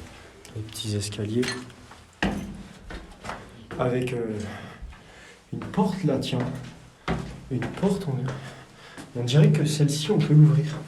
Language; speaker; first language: French; native; French